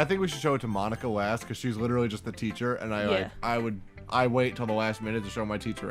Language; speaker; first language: English; native; English